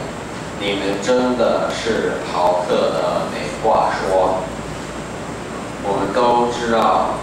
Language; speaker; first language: Chinese; non-native, fluent; English